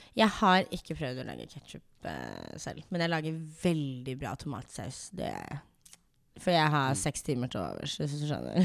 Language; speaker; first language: Norwegian; early bilingual, other home language; English